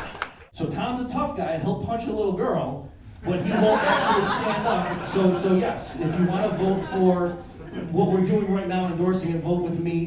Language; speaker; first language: English; native; English